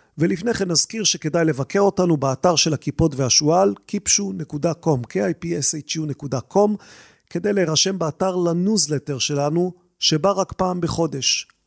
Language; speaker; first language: Hebrew; native; Hebrew